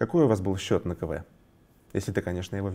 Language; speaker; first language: Russian; native; Russian